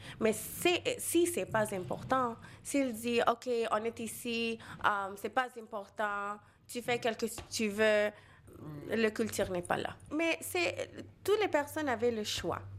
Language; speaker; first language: French; non-native, local second language; Bangla